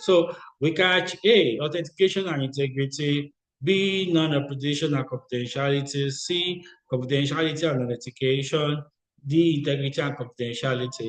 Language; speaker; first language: English; non-native, local second language; Yoruba